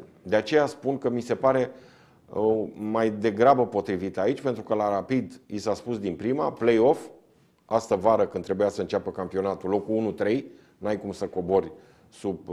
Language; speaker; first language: Romanian; native; Romanian